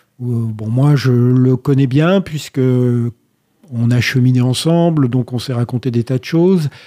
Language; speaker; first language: French; native; French